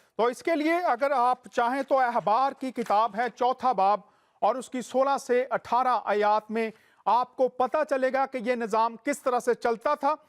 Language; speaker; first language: Urdu; native; Urdu